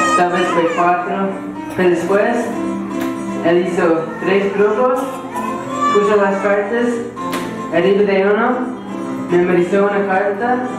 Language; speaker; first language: Spanish; non-native, fluent; English